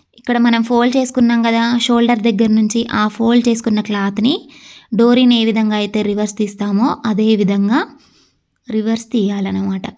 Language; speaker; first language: Telugu; native; Telugu